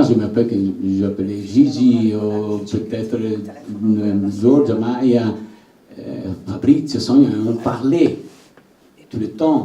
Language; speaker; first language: French; non-native, learner; Italian